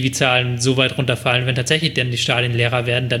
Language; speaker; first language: German; native; German